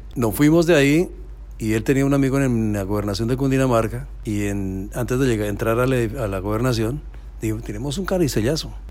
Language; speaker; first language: Spanish; native; Spanish